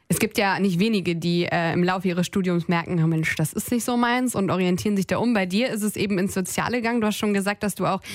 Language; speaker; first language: German; native; German